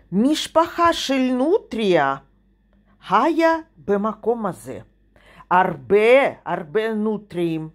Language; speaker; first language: Hebrew; non-native, fluent; Russian